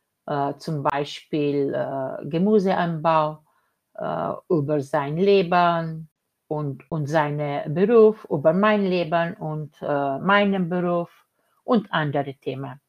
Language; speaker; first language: German; non-native, learner; Slovenian